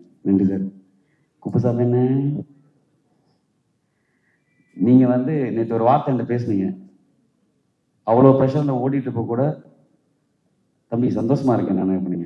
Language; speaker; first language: Tamil; native; Tamil